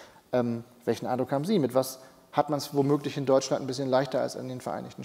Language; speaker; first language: German; native; German